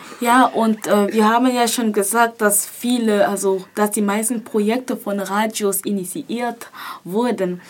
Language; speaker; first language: German; non-native, fluent; French